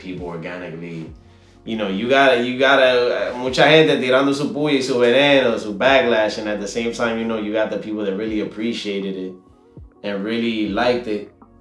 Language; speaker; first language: English; early bilingual, other home language; Spanish